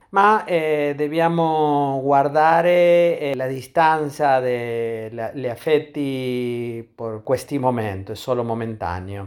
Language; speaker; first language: Italian; non-native, learner; Spanish